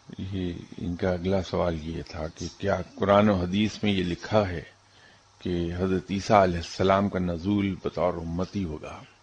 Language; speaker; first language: Urdu; non-native, local second language; Punjabi